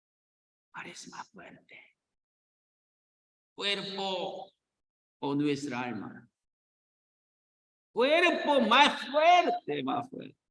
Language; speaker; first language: Spanish; non-native, learner; Korean